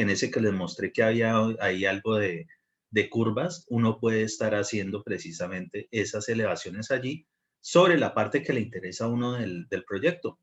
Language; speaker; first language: Spanish; native; Spanish